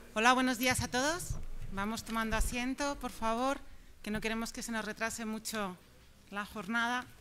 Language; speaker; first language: Spanish; native; Spanish